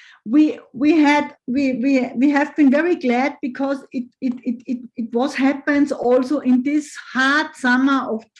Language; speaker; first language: English; non-native, fluent; German